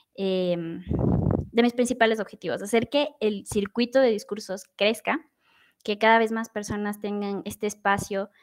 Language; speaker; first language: Spanish; native; Spanish